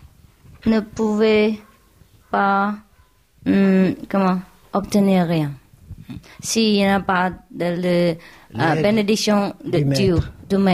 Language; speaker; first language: French; non-native, learner; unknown